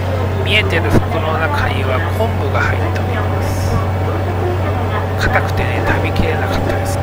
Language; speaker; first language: Japanese; native; Japanese